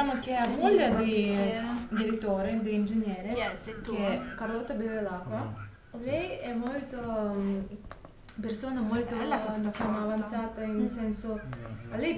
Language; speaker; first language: Italian; non-native, fluent; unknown